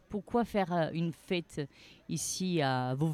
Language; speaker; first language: French; native; French